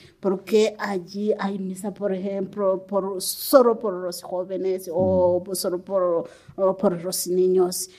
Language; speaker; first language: Spanish; non-native, learner; Kinyarwanda